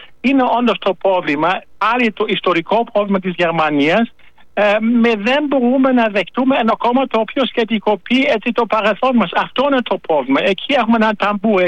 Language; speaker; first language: Greek; non-native, fluent; German